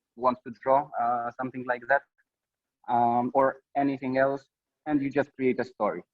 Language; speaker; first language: English; non-native, fluent; Polish